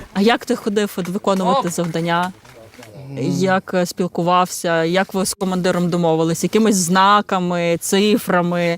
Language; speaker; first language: Ukrainian; native; Ukrainian